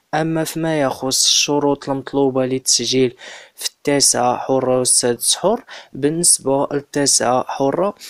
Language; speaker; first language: Arabic; native; Arabic